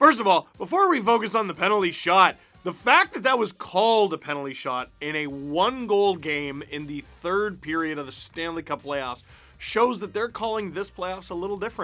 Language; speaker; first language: English; native; English